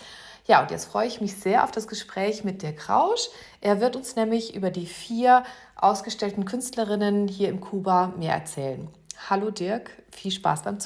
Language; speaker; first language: German; native; German